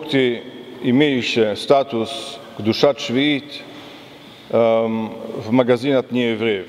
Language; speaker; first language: Russian; non-native, fluent; German